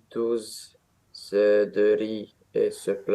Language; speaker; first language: French; non-native, learner; Romanian